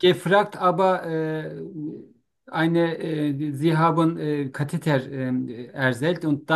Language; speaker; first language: German; non-native, learner; Turkish